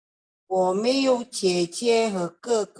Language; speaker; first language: Chinese; non-native, learner; Indonesian